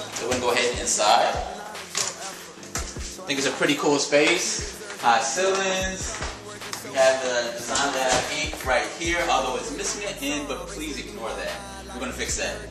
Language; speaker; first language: English; native; English